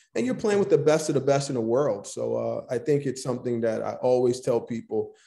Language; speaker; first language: English; native; English